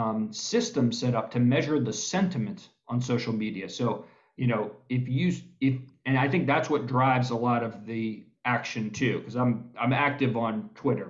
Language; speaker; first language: English; native; English